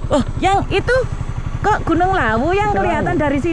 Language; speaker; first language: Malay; non-native, local second language; Javanese